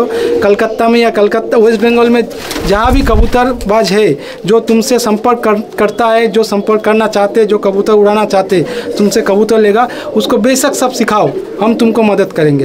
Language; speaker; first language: Hindi; non-native, local second language; Bangla